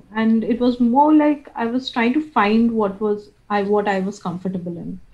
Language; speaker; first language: English; non-native, local second language; Bangla